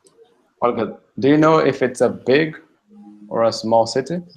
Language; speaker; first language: English; non-native, fluent; Russian